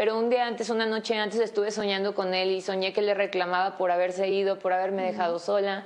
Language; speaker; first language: Spanish; native; Spanish